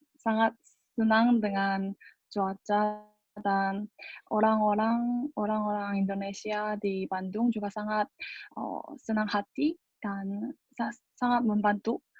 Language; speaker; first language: Indonesian; non-native, learner; Korean